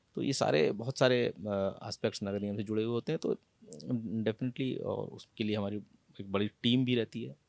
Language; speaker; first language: Hindi; native; Hindi